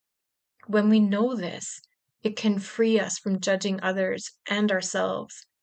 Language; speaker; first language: English; native; English